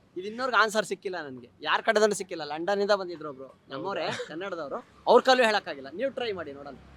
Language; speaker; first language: Kannada; native; Kannada